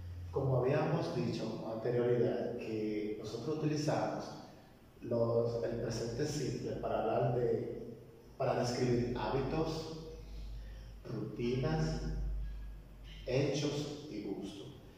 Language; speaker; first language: Spanish; native; Spanish